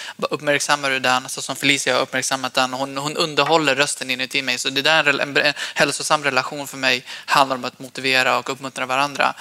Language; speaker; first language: Swedish; early bilingual, other home language; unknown